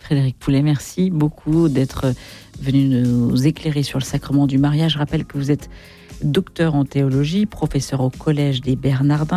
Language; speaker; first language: French; native; French